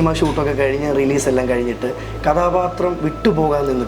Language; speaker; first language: Malayalam; native; Malayalam